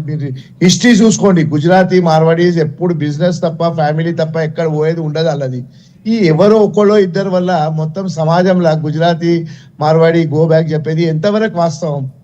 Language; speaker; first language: Telugu; non-native, local second language; Gujarati